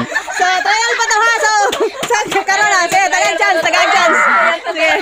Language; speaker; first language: Cebuano; native; Cebuano